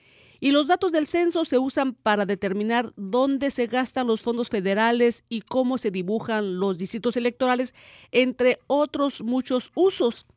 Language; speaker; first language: Spanish; native; Spanish